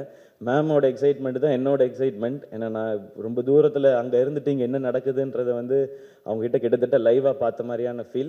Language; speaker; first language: Tamil; native; Tamil